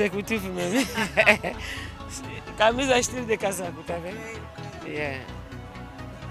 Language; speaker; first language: Portuguese; non-native, learner; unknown